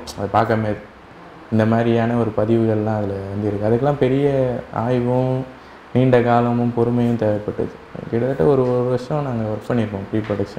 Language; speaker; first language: Tamil; native; Tamil